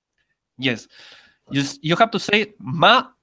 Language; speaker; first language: English; non-native, learner; Spanish